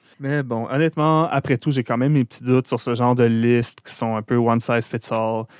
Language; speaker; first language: French; native; French